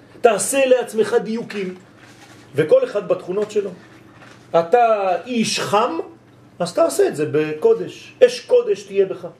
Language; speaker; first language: Hebrew; non-native, fluent; French